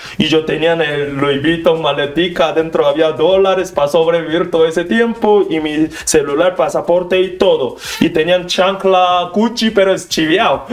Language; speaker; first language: Spanish; non-native, learner; Korean